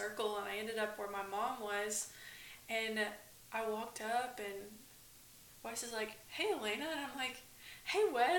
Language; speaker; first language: English; native; English